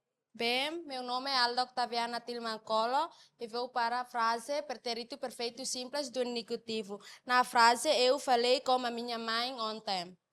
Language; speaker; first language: Portuguese; non-native, learner; Tetum